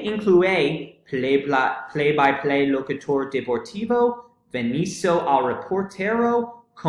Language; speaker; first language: Spanish; non-native, learner; English